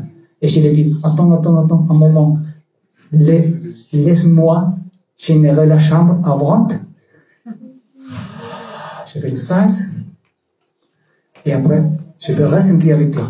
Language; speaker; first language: French; non-native, learner; Spanish